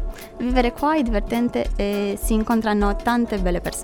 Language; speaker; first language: Italian; non-native, fluent; Romanian